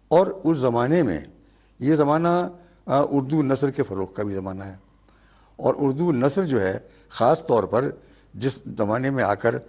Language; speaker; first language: Hindi; native; Hindi